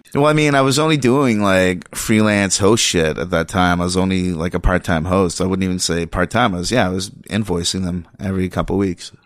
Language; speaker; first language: English; native; English